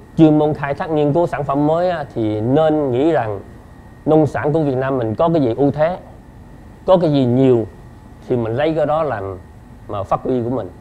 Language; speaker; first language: Vietnamese; non-native, local second language; Chinese